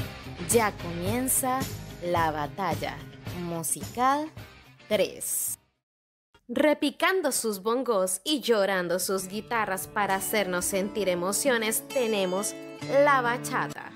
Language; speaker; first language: Spanish; native; Spanish